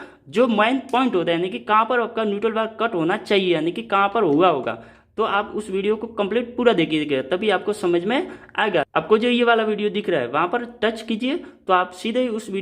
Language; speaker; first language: Hindi; native; Hindi